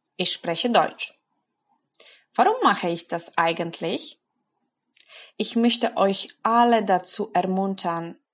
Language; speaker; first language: German; non-native, fluent; Polish